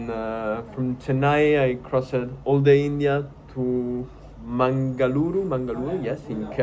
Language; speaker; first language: English; non-native, fluent; Italian